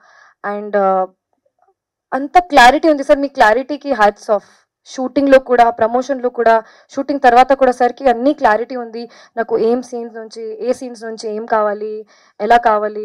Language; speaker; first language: Telugu; non-native, fluent; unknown